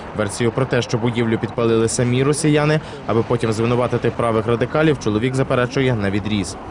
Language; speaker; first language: Ukrainian; native; Ukrainian